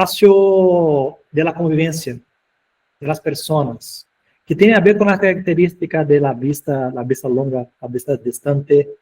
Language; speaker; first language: Spanish; non-native, fluent; Portuguese